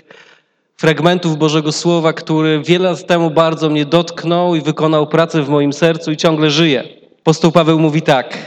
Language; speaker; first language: Polish; native; Polish